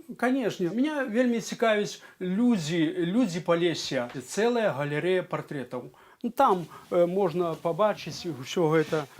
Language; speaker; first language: Belarusian; native; Belarusian